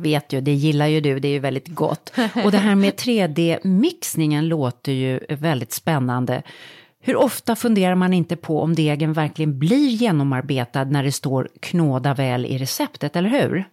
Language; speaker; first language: Swedish; native; Swedish